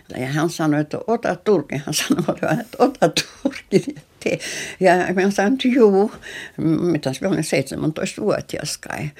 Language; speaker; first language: Finnish; non-native, local second language; Russian